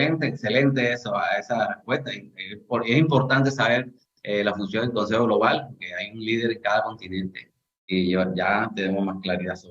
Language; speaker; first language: Spanish; native; Spanish